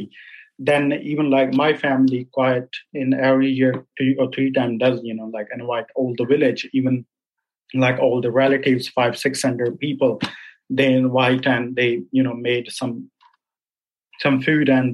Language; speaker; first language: English; non-native, local second language; Punjabi